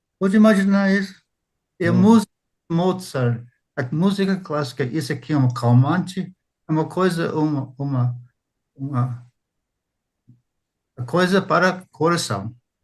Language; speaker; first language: Portuguese; non-native, fluent; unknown